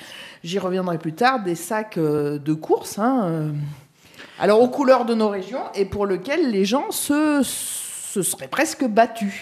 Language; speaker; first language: French; native; French